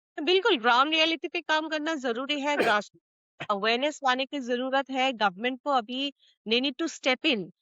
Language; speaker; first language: Hindi; non-native, local second language; Assamese